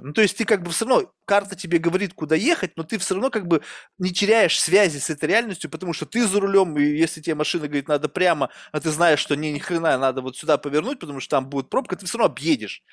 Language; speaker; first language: Russian; native; Russian